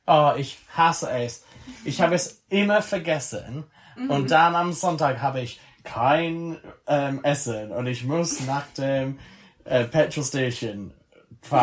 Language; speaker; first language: German; non-native, learner; English